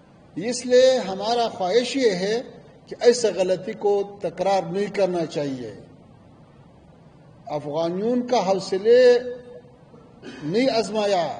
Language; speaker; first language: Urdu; non-native, fluent; Pashto